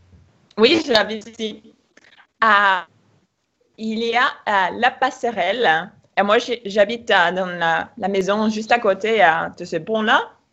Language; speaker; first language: French; non-native, fluent; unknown